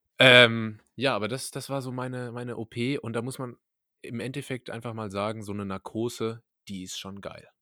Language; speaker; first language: German; native; German